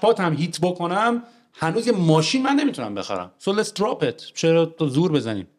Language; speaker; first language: Persian; native; Persian